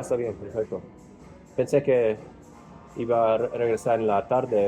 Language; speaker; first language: Spanish; non-native, learner; English